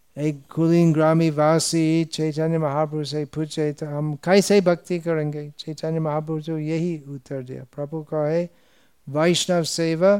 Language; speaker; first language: Hindi; non-native, fluent; English